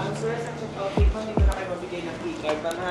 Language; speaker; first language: Filipino; native; Filipino